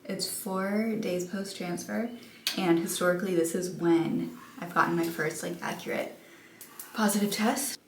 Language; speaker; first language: English; native; English